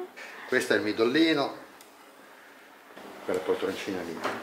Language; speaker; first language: Italian; native; Italian